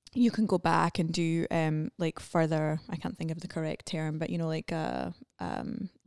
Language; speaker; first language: English; native; English